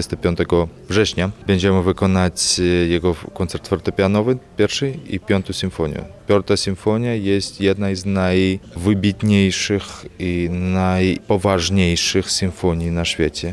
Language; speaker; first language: Polish; non-native, fluent; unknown